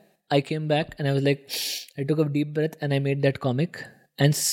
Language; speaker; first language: English; non-native, local second language; Marathi